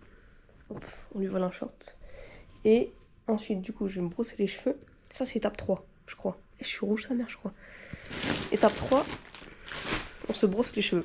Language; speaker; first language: French; native; French